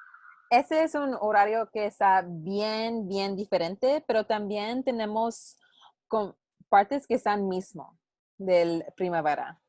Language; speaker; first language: Spanish; non-native, learner; English